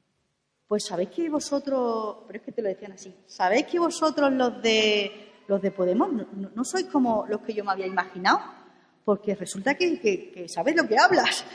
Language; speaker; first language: Spanish; native; Spanish